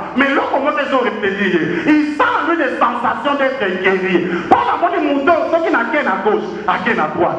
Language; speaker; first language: French; non-native, local second language; Lingala